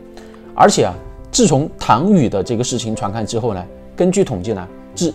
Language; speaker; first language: Chinese; native; Chinese